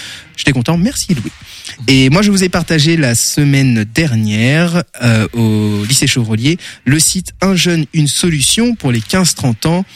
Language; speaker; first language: French; native; French